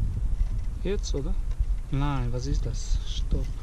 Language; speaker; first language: German; non-native, learner; Slovak